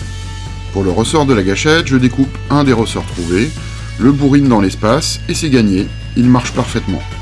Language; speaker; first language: French; native; French